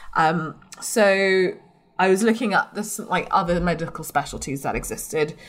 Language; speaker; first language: English; native; English